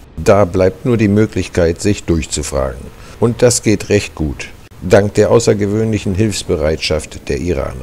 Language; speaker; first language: German; native; German